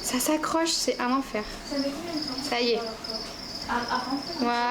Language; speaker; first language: French; native; French